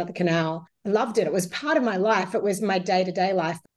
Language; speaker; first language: English; native; English